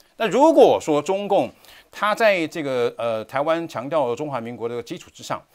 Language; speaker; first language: Chinese; native; Chinese